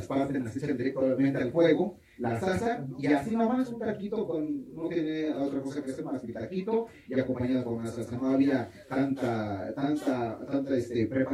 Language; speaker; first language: Spanish; native; Spanish